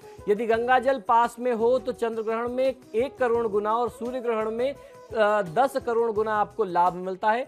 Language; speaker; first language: Hindi; native; Hindi